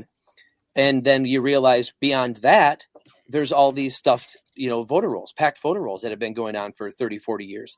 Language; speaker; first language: English; native; English